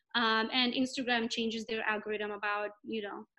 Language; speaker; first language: English; non-native, fluent; Romanian